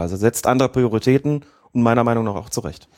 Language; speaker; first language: German; native; German